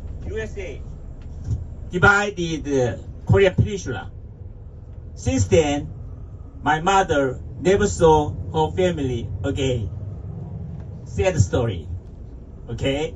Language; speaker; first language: English; non-native, fluent; Korean